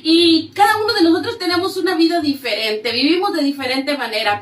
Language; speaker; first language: Spanish; native; Spanish